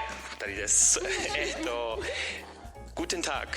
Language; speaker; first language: Japanese; non-native, fluent; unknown